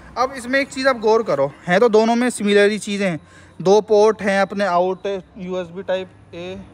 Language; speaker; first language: Hindi; native; Hindi